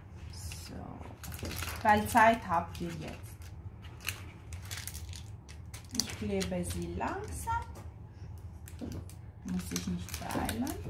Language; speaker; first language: German; non-native, fluent; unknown